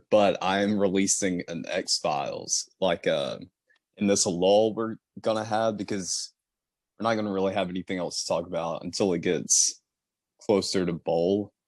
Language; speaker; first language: English; native; English